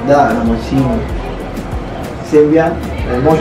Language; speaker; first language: Russian; non-native, learner; Spanish